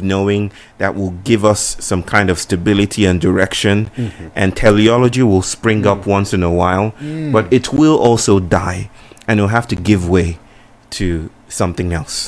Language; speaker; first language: English; non-native, local second language; Yoruba